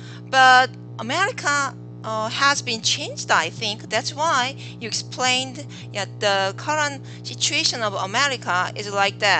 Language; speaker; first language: English; non-native, learner; Korean